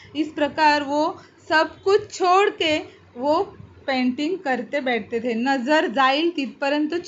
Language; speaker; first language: Hindi; non-native, local second language; Marathi